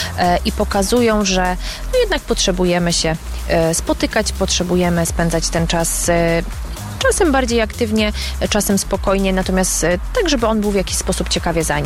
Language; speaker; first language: Polish; native; Polish